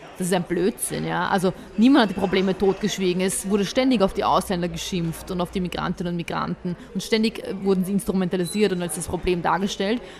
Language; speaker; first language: German; early bilingual, other home language; Bosnian